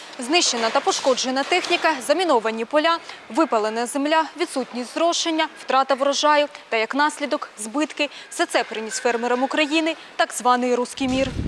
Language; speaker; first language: Ukrainian; native; Ukrainian